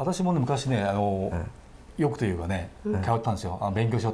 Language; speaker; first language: Japanese; native; Japanese